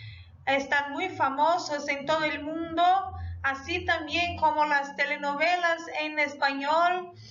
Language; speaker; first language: Spanish; non-native, fluent; Portuguese